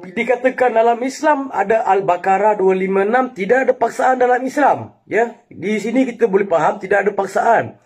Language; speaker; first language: Malay; non-native, local second language; Tamil